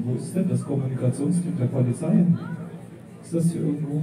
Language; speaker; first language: German; native; German